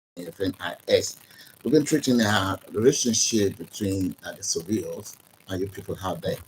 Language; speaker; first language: English; non-native, local second language; Yoruba